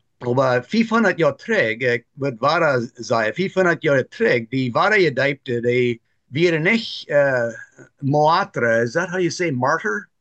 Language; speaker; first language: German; non-native, learner; Plautdietsch